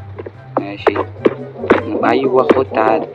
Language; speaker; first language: Arabic; native; Arabic